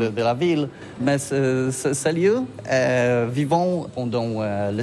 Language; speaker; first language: French; non-native, learner; Polish